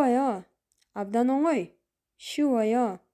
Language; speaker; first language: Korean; non-native, fluent; Kyrgyz